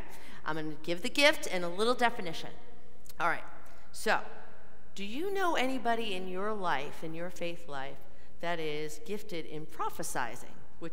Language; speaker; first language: English; native; English